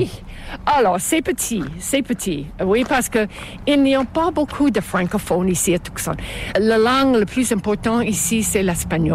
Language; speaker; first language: French; non-native, fluent; English